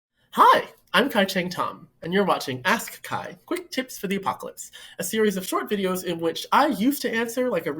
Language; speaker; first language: English; native; English